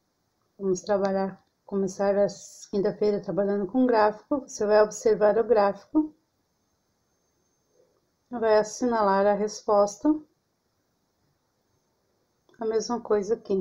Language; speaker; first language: Portuguese; native; Portuguese